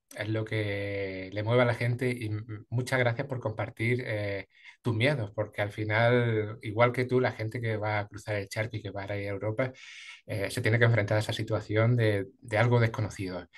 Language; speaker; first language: Spanish; native; Spanish